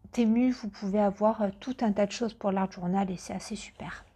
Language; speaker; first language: French; native; French